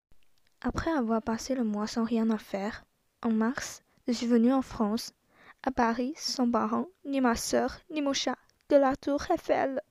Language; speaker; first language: French; non-native, learner; Chinese